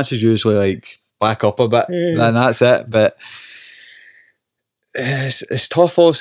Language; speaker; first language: English; native; English